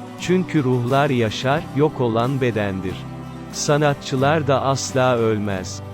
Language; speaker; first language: Turkish; native; Turkish